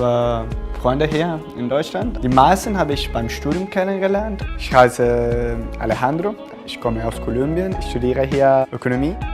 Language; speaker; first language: German; non-native, fluent; Spanish